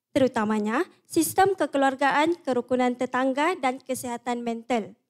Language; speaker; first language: Malay; native; Malay